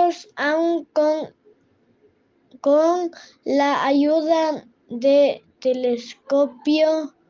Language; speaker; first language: Spanish; non-native, learner; French